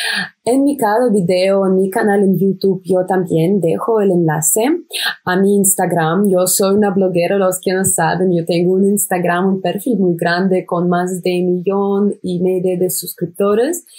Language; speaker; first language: Spanish; non-native, fluent; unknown